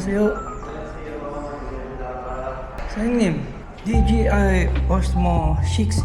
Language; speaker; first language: Korean; non-native, learner; Filipino